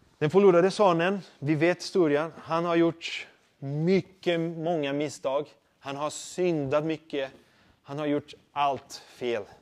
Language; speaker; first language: Swedish; non-native, fluent; Portuguese